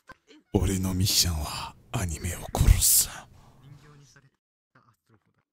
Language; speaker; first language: Japanese; non-native, learner; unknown